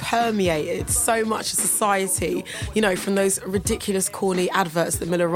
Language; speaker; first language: English; native; English